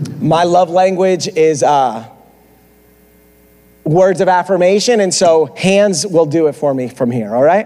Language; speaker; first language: English; early bilingual, other home language; Spanish